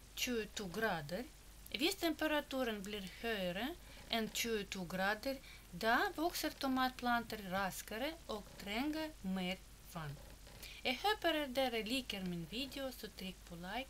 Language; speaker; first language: Norwegian; non-native, learner; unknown